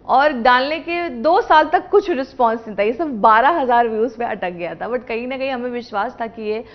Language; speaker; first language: Hindi; native; Hindi